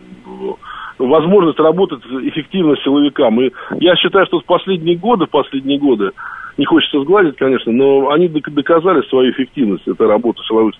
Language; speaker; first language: Russian; native; Russian